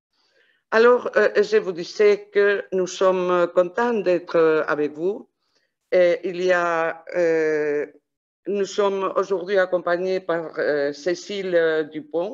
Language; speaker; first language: French; non-native, fluent; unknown